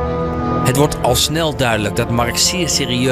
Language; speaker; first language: Dutch; native; Dutch